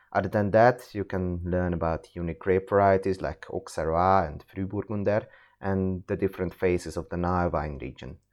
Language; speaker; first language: English; non-native, fluent; Hungarian